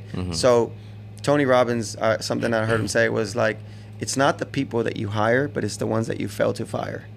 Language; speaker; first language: English; native; English